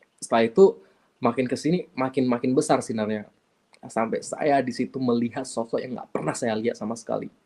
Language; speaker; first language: Indonesian; non-native, local second language; Achinese